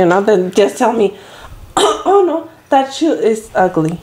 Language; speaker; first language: English; early bilingual, other home language; Spanish